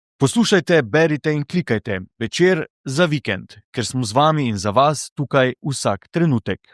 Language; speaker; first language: Slovenian; native; Slovenian